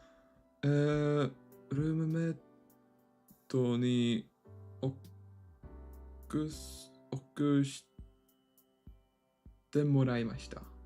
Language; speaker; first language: Japanese; non-native, learner; English